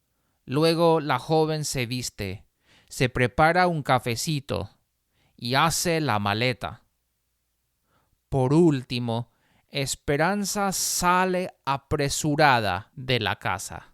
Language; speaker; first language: Spanish; non-native, fluent; English